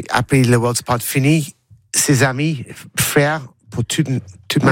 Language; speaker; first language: French; non-native, learner; English